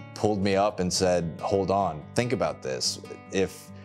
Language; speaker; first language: English; native; English